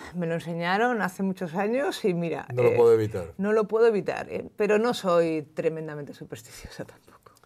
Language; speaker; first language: Spanish; native; Spanish